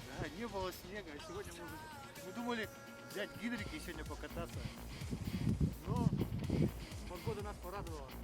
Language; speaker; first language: Russian; native; Russian